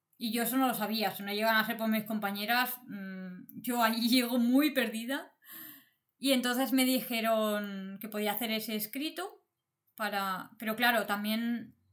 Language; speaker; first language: Spanish; native; Spanish